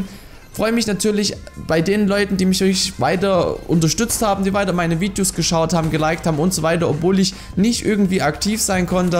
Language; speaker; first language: German; native; German